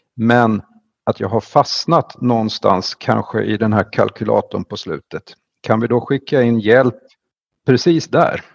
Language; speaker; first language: Swedish; native; Swedish